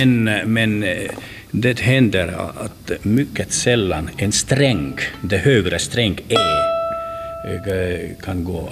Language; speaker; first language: Swedish; non-native, learner; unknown